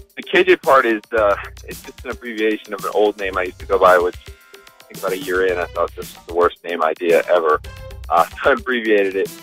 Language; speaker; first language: English; native; English